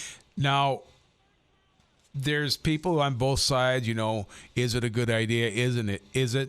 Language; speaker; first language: English; native; English